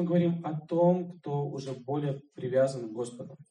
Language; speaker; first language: Russian; native; Russian